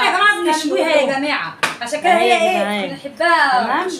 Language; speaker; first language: Arabic; native; Arabic